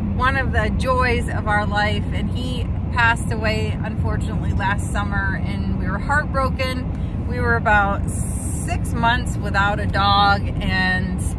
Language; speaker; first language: English; native; English